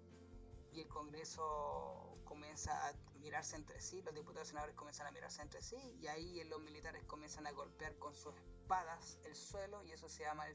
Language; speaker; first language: Spanish; native; Spanish